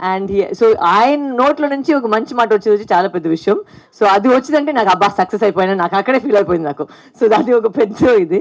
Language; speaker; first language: Telugu; non-native, local second language; Tamil